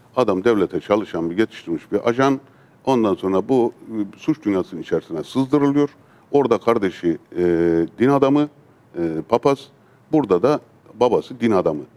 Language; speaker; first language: Turkish; native; Turkish